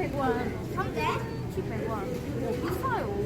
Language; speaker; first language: Korean; non-native, learner; Vietnamese